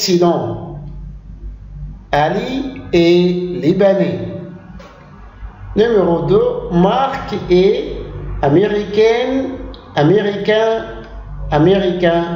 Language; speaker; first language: French; non-native, local second language; Arabic